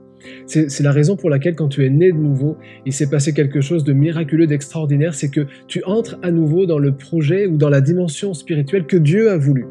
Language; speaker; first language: French; native; French